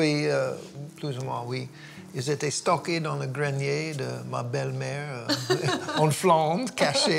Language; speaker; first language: French; non-native, fluent; English